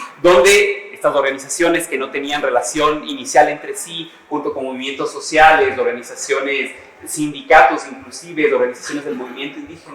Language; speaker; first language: Spanish; native; Spanish